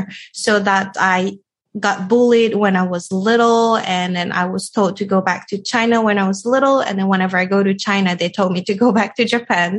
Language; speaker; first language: English; non-native, fluent; Japanese